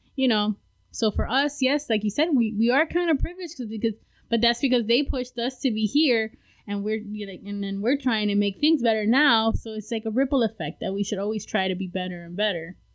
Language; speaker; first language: English; early bilingual, other home language; Spanish